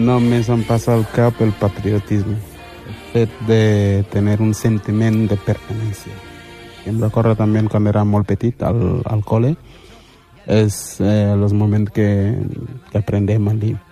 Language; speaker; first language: Catalan; non-native, fluent; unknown